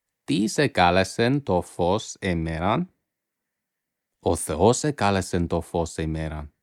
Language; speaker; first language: Greek; non-native, fluent; English